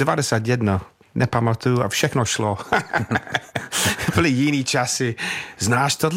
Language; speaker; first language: Czech; non-native, learner; English